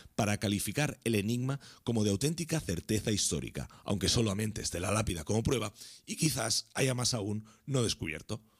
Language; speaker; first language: Spanish; non-native, local second language; Catalan